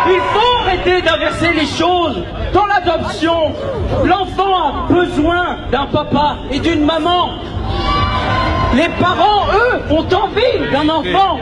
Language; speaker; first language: French; native; French